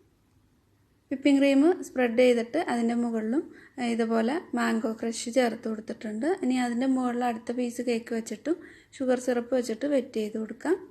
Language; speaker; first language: Malayalam; native; Malayalam